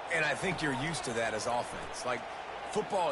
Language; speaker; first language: English; native; English